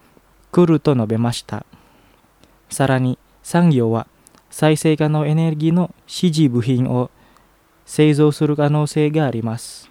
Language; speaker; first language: Japanese; non-native, fluent; Indonesian